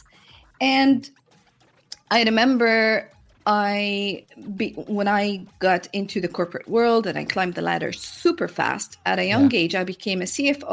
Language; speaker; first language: English; non-native, fluent; Arabic